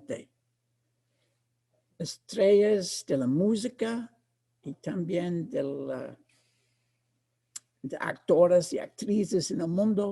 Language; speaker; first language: Spanish; non-native, fluent; English